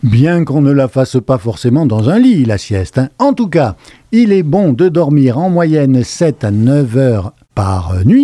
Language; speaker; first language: French; native; French